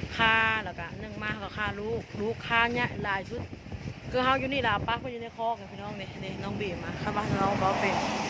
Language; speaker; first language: Thai; native; Thai